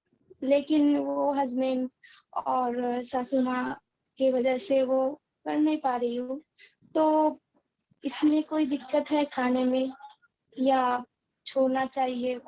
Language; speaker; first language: Hindi; non-native, local second language; Bangla